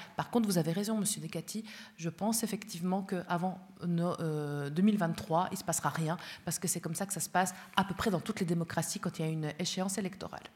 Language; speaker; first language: French; early bilingual, other home language; Spanish